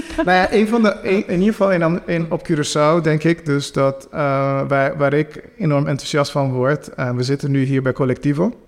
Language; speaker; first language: Dutch; non-native, local second language; Papiamento